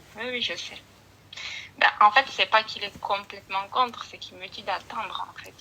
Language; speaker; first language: French; early bilingual, other home language; Arabic